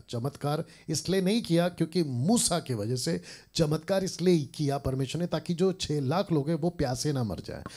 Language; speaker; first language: Hindi; native; Hindi